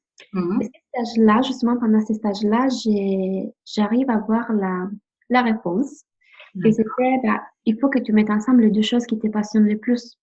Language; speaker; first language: French; non-native, fluent; Italian